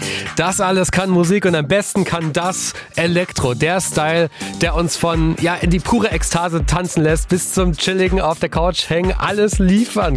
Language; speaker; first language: German; native; German